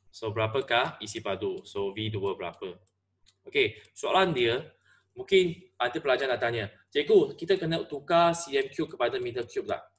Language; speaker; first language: Malay; non-native, local second language; Chinese